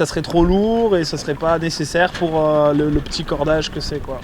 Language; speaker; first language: French; native; French